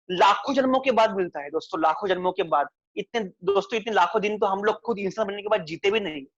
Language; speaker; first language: Hindi; non-native, local second language; Marathi